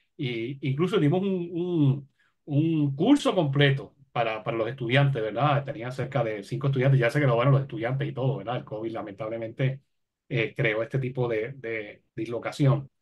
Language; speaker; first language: Spanish; native; Spanish